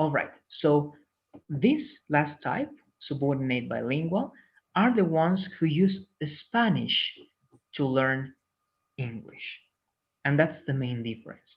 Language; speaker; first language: English; non-native, fluent; Spanish